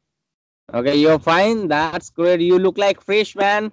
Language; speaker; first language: English; non-native, learner; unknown